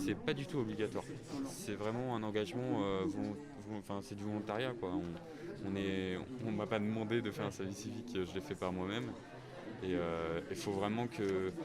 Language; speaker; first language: French; native; French